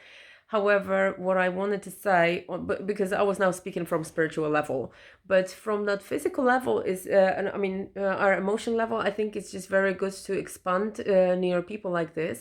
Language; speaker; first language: English; non-native, fluent; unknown